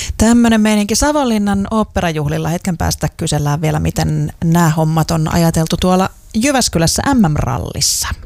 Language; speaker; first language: Finnish; native; Finnish